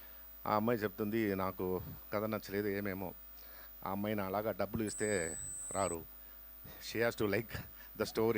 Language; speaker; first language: Telugu; non-native, local second language; Tamil